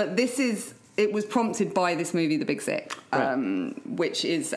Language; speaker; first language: English; native; English